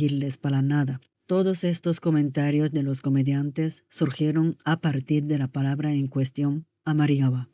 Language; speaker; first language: Spanish; non-native, fluent; Japanese